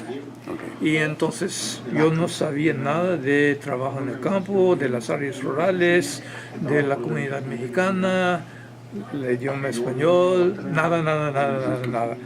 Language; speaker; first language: Spanish; non-native, fluent; English